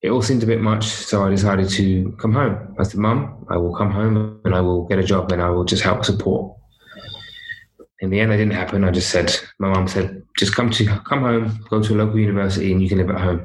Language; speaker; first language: English; native; English